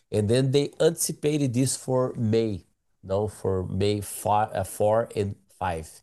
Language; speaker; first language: English; non-native, learner; Portuguese